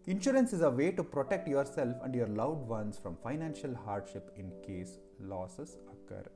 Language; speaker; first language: English; non-native, local second language; Kannada